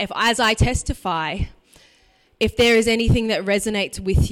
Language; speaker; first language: English; native; English